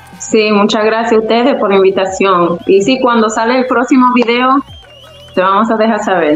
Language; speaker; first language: Spanish; early bilingual, other home language; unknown